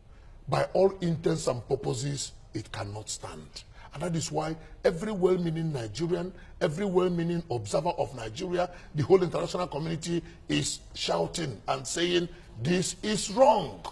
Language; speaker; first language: English; non-native, local second language; Igbo